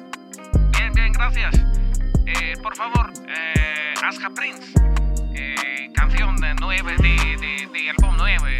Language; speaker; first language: Spanish; non-native, learner; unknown